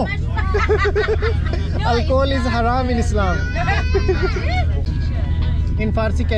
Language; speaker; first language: English; non-native, learner; Urdu